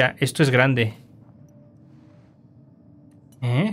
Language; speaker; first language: Spanish; native; Spanish